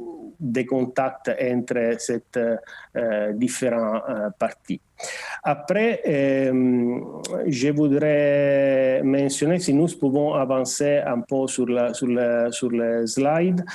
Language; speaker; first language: French; non-native, learner; Portuguese